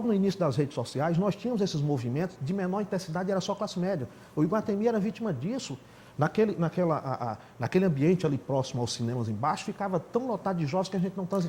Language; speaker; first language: Portuguese; native; Portuguese